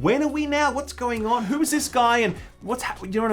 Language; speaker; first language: English; native; English